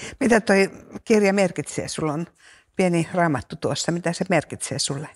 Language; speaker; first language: Finnish; native; Finnish